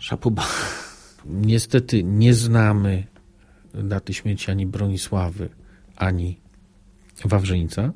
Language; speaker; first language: Polish; native; Polish